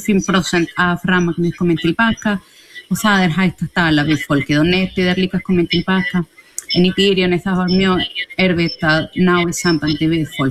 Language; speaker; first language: Icelandic; non-native, learner; Spanish